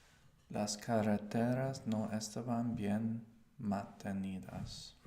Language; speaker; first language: Spanish; non-native, learner; English